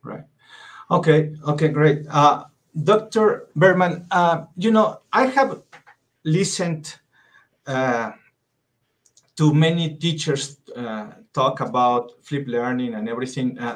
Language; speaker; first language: English; non-native, fluent; Spanish